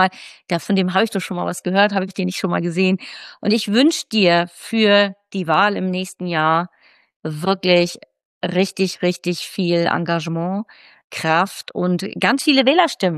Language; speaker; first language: German; native; German